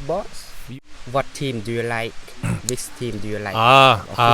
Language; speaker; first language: English; non-native, learner; Lao